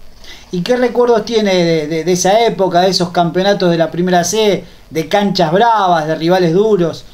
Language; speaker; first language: Spanish; native; Spanish